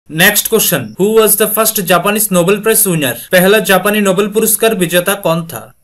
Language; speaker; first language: Hindi; non-native, local second language; Bangla